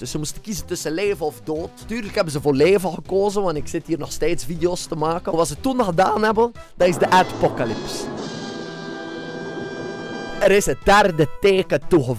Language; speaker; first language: Dutch; native; Dutch